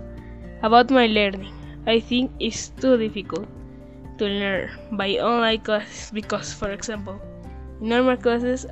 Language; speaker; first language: English; non-native, learner; Spanish